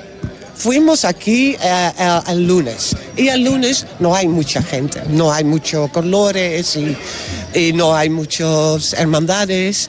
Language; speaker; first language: Spanish; non-native, learner; Dutch